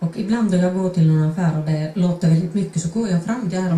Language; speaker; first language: Swedish; non-native, fluent; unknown